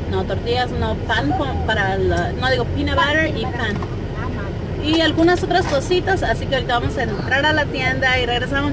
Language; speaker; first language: Spanish; native; Spanish